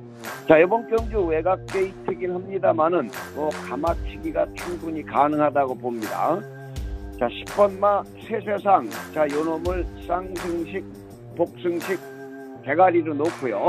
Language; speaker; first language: Korean; native; Korean